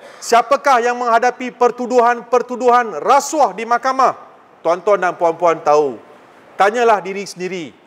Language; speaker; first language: Malay; non-native, local second language; Tamil